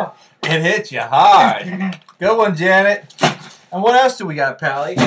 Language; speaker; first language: English; native; English